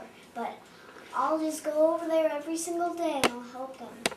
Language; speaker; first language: English; native; English